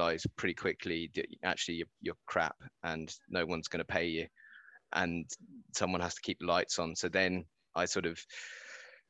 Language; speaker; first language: English; native; English